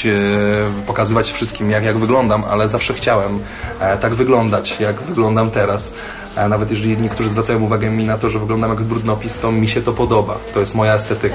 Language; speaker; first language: Polish; native; Polish